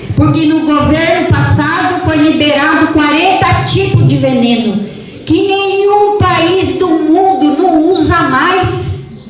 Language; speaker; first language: Portuguese; non-native, local second language; Guarani